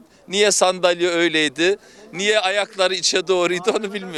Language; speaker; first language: Turkish; native; Turkish